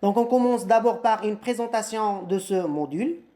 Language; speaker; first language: French; non-native, local second language; Arabic